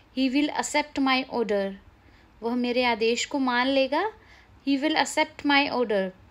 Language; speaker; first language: Hindi; native; Hindi